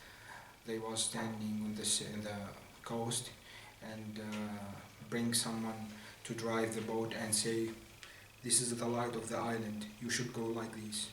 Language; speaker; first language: English; non-native, learner; Arabic